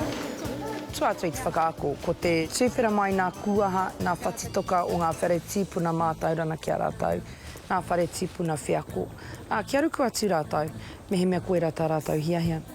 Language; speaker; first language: Māori; non-native, local second language; English